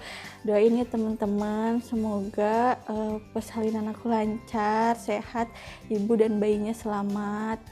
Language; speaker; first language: Indonesian; native; Indonesian